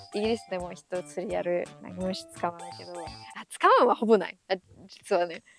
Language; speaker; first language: Japanese; non-native, fluent; English